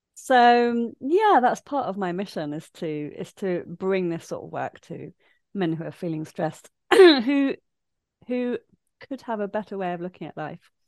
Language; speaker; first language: English; native; English